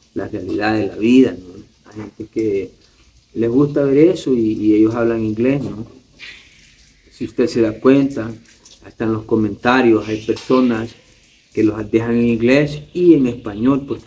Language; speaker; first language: Spanish; native; Spanish